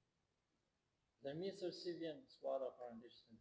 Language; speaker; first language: Albanian; native; Albanian